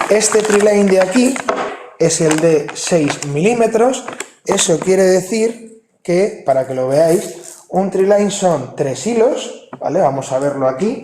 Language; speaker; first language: Spanish; native; Spanish